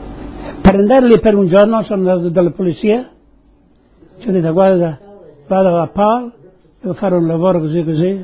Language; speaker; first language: Italian; non-native, local second language; Friulian